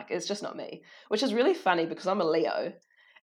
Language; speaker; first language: English; native; English